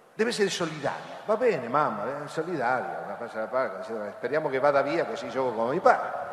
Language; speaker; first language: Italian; non-native, fluent; Spanish